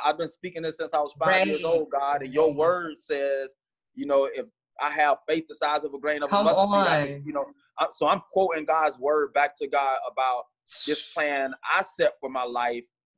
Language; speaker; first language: English; native; English